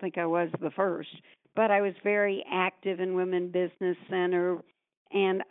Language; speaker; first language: English; native; English